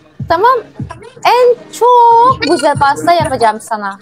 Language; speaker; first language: Turkish; non-native, learner; Indonesian